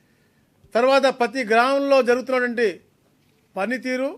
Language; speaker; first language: Telugu; native; Telugu